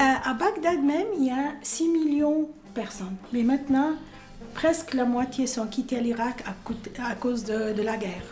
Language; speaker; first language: French; non-native, fluent; Arabic